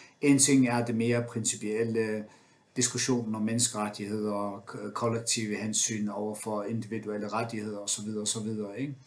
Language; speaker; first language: Danish; non-native, local second language; Faroese